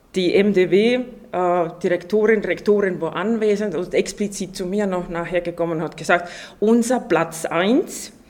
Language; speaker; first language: German; non-native, fluent; Estonian